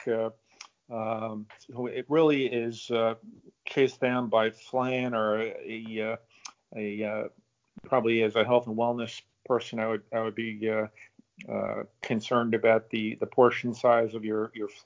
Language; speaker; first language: English; native; English